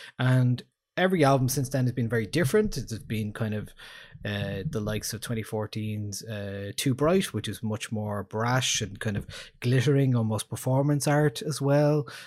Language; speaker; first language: English; native; English